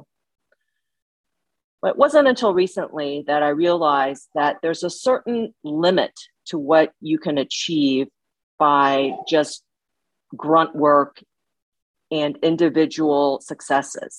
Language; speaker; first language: English; early bilingual, other home language; Chinese